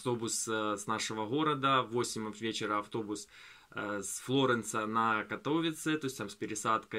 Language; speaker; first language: Russian; native; Russian